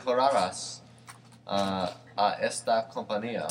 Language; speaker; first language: Spanish; non-native, learner; English